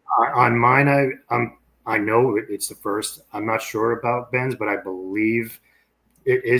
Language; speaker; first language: English; native; English